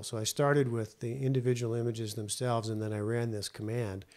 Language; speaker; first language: English; native; English